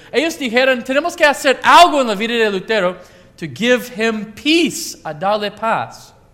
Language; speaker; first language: Spanish; non-native, learner; English